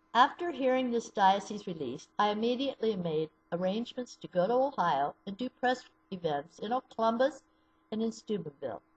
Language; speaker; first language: English; native; English